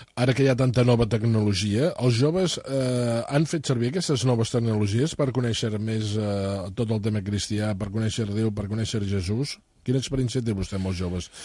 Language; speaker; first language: Catalan; native; Catalan